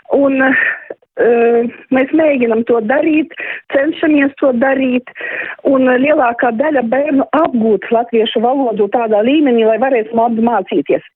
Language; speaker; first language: Latvian; non-native, local second language; Russian